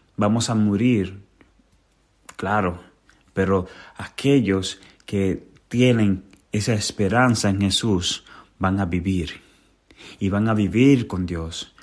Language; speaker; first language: Spanish; native; Spanish